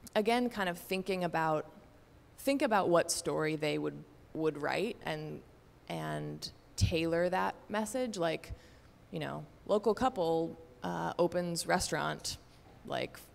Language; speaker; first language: English; native; English